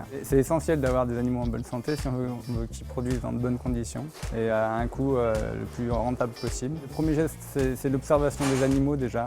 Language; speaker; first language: French; native; French